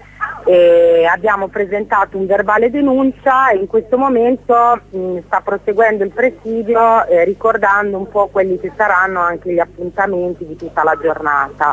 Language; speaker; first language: Italian; native; Italian